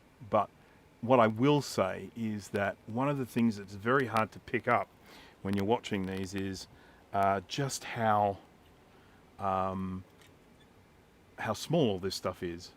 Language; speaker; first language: English; native; English